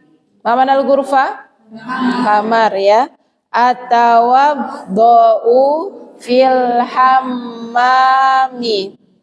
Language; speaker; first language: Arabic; non-native, fluent; Indonesian